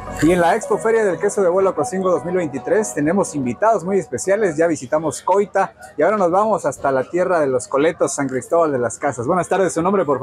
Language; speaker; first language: Spanish; native; Spanish